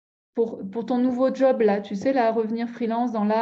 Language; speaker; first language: French; native; French